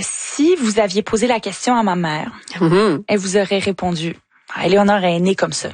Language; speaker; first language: French; native; French